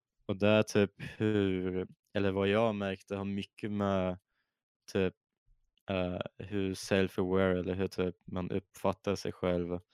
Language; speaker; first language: Swedish; native; Swedish